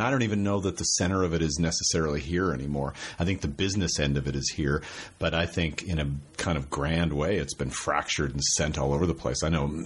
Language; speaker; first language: English; native; English